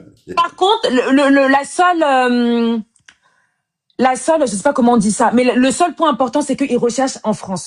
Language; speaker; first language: French; native; French